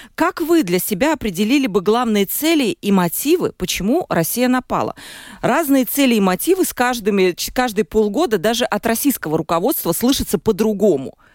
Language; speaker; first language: Russian; native; Russian